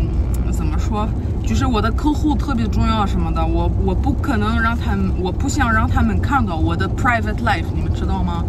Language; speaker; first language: Chinese; non-native, fluent; French